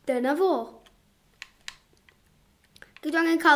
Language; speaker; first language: Welsh; non-native, local second language; English